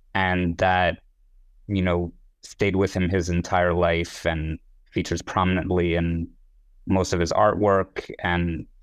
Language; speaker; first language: English; non-native, fluent; Hebrew